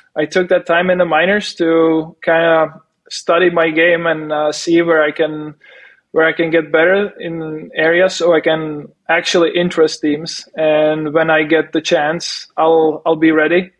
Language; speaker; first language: English; non-native, fluent; Czech